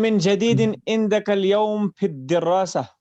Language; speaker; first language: Arabic; non-native, learner; Urdu